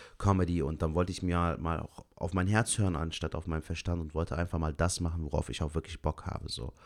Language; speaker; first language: German; native; German